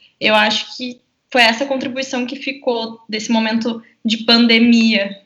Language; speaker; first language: Portuguese; native; Portuguese